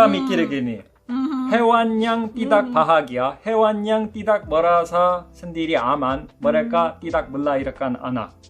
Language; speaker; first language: Indonesian; non-native, fluent; Korean